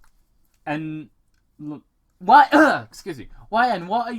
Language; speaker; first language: English; native; English